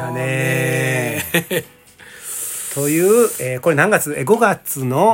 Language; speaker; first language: Japanese; native; Japanese